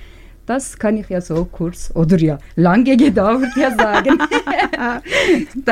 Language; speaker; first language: German; non-native, learner; Turkish